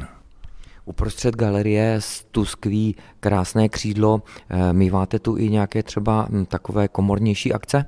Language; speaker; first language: Czech; native; Czech